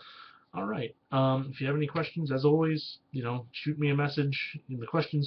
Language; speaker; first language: English; native; English